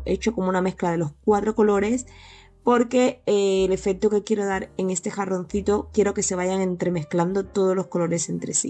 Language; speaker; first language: Spanish; native; Spanish